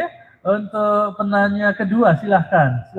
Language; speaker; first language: Indonesian; native; Indonesian